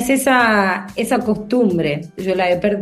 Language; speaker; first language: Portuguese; non-native, learner; Spanish